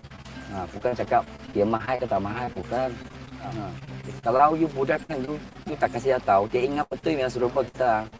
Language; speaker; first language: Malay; non-native, local second language; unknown